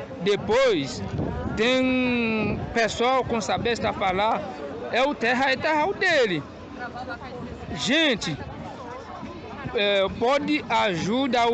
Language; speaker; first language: Portuguese; non-native, learner; Haitian Creole